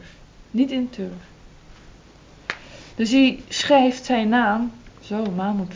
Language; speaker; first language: Dutch; native; Dutch